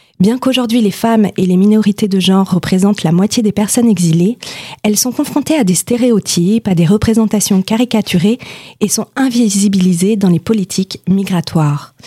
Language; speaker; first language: French; native; French